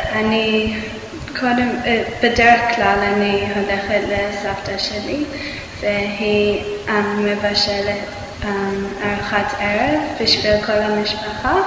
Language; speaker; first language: Hebrew; non-native, learner; English